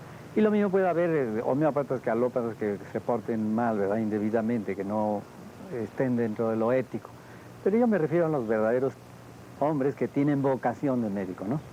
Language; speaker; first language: Spanish; native; Spanish